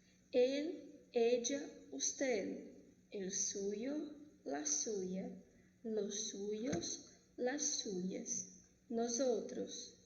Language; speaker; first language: Spanish; non-native, fluent; Portuguese